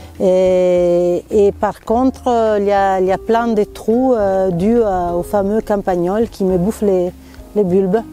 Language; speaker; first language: French; non-native, fluent; Italian